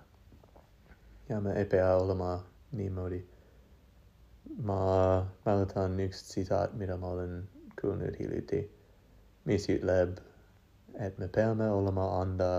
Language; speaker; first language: Estonian; non-native, learner; English